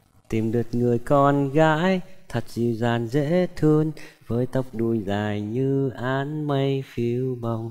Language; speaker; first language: Vietnamese; native; Vietnamese